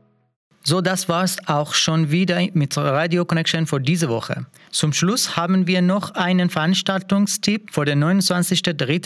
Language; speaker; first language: German; non-native, fluent; Persian